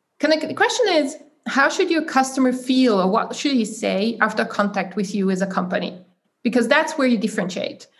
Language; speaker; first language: English; non-native, fluent; German